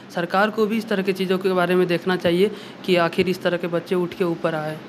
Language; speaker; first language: Hindi; native; Hindi